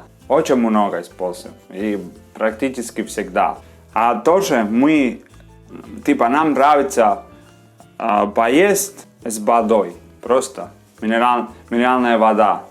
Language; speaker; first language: Russian; non-native, learner; Spanish